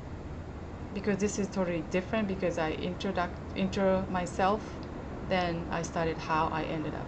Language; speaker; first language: English; non-native, fluent; Japanese